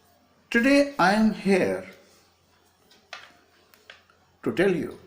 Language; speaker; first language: English; non-native, local second language; Hindi